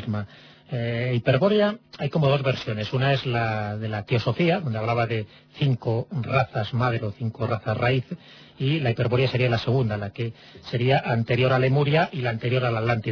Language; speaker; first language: Spanish; native; Spanish